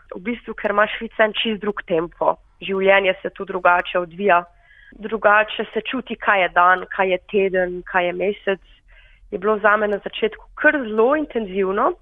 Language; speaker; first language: Slovenian; native; Slovenian